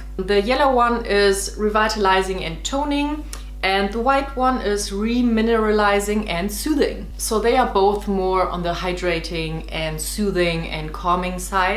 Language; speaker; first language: English; non-native, fluent; German